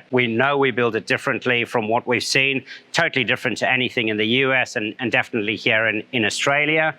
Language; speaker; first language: English; native; English